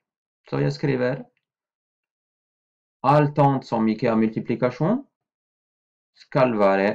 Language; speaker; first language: Norwegian; non-native, fluent; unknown